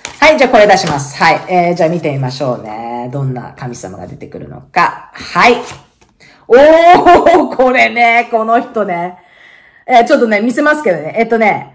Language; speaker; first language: Japanese; native; Japanese